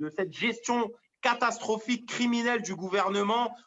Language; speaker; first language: French; native; French